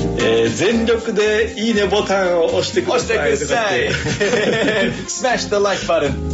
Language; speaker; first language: Japanese; non-native, fluent; English